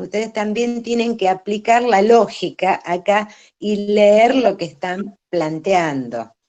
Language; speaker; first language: Spanish; native; Spanish